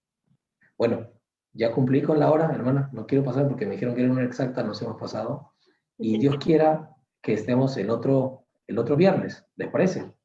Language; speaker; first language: Spanish; native; Spanish